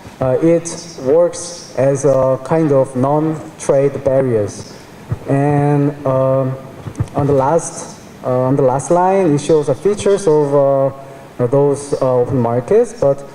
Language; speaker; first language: English; non-native, fluent; Korean